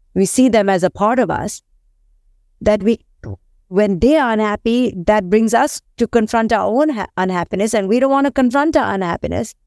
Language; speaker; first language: English; non-native, local second language; Hindi